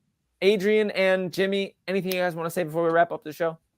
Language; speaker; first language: English; native; English